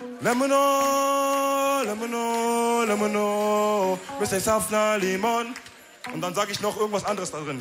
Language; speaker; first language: German; early bilingual, other home language; Wolof